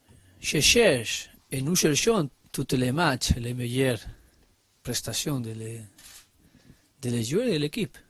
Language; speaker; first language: French; non-native, learner; Spanish